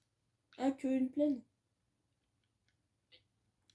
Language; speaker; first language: French; native; French